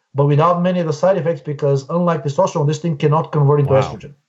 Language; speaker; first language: English; non-native, fluent; Bulgarian